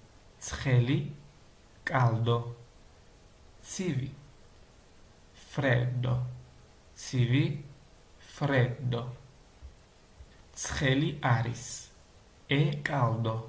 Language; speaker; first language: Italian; non-native, learner; Georgian